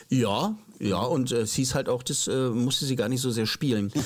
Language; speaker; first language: German; native; German